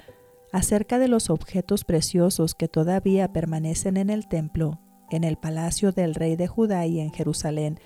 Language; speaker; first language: Spanish; native; Spanish